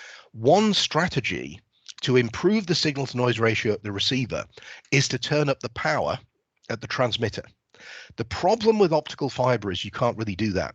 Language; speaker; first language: English; native; English